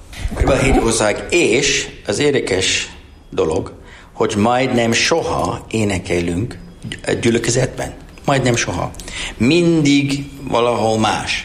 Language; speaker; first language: Hungarian; non-native, learner; English